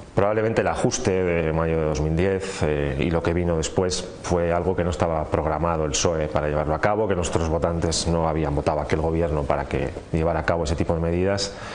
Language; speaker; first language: Spanish; native; Spanish